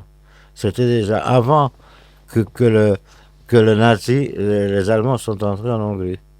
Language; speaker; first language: French; non-native, fluent; Hungarian